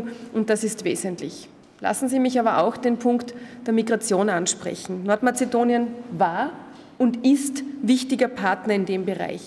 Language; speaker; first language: German; native; German